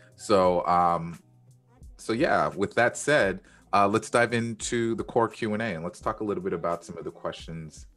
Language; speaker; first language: English; native; English